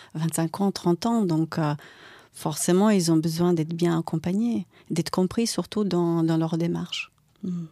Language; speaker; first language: French; non-native, fluent; Croatian